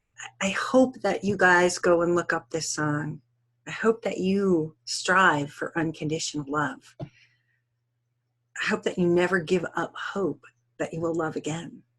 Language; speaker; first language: English; native; English